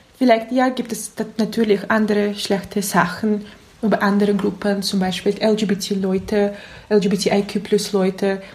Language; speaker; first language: German; non-native, learner; Russian